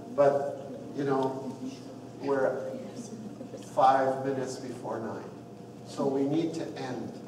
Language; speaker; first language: English; non-native, fluent; Arabic